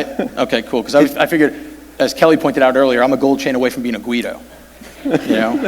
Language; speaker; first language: English; native; English